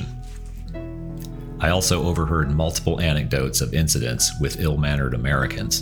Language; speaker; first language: English; native; English